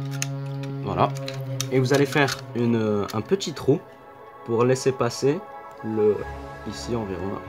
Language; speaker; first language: French; native; French